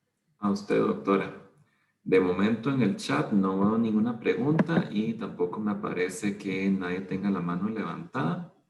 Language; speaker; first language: Spanish; native; Spanish